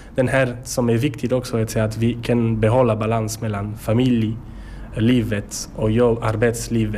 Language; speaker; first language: Swedish; non-native, learner; French